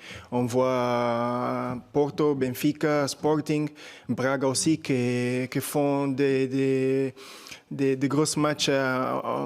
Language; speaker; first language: French; non-native, fluent; Portuguese